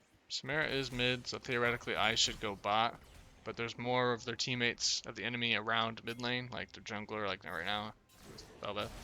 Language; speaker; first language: English; native; English